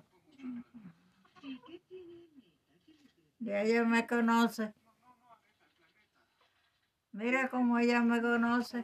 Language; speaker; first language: Spanish; native; Spanish